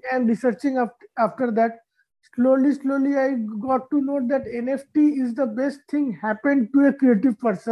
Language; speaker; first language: English; non-native, local second language; Bangla